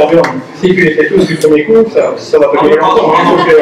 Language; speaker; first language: French; native; French